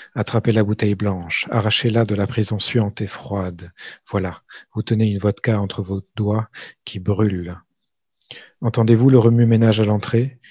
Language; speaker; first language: French; native; French